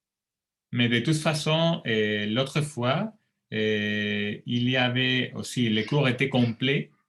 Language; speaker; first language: French; non-native, fluent; Spanish